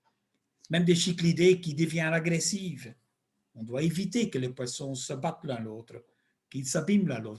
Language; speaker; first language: French; non-native, local second language; Dutch